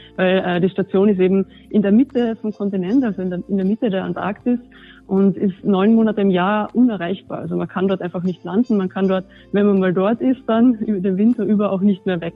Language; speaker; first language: German; native; German